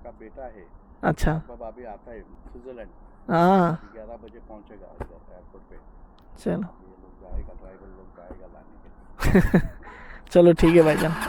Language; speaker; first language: Hindi; non-native, learner; Bangla